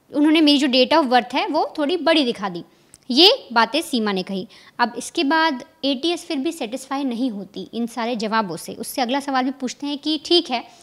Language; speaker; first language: Hindi; native; Hindi